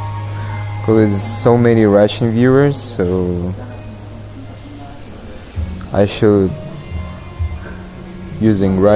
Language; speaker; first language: English; non-native, learner; Russian